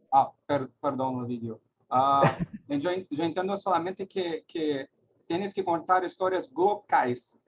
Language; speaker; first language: Spanish; non-native, learner; Portuguese